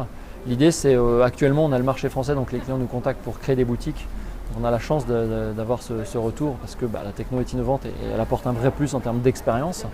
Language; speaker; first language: French; native; French